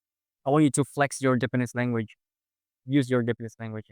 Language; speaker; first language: English; non-native, fluent; Indonesian